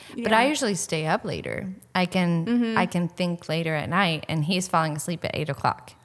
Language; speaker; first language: English; native; English